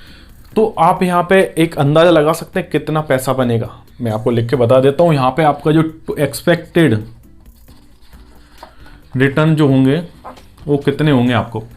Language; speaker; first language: Hindi; native; Hindi